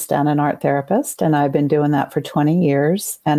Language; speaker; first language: English; native; English